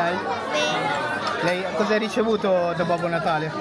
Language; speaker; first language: Italian; early bilingual, other home language; Filipino